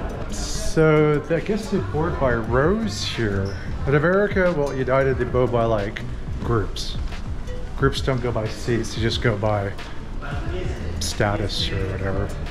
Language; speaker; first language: English; native; English